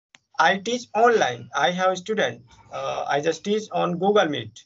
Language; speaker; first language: English; non-native, fluent; Hindi